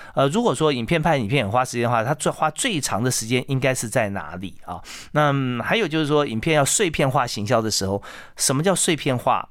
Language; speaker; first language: Chinese; native; Chinese